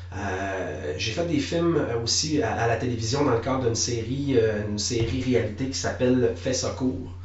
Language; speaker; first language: French; native; French